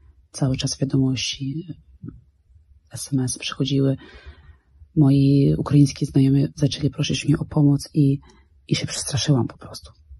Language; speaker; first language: Polish; non-native, fluent; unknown